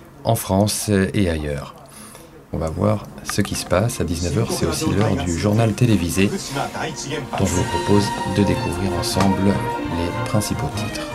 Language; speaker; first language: French; native; French